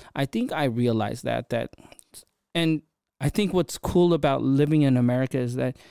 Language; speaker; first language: English; early bilingual, other home language; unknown